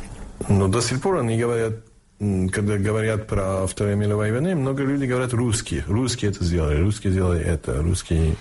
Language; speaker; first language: Russian; non-native, fluent; English